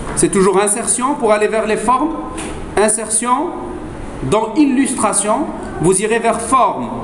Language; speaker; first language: French; non-native, local second language; Arabic